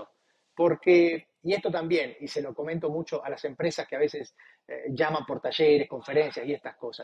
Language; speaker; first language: Spanish; native; Spanish